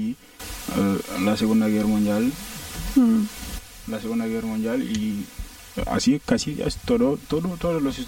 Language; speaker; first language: Spanish; non-native, learner; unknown